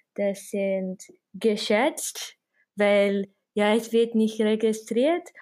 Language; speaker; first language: German; non-native, fluent; English